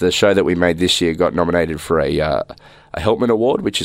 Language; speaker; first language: English; native; English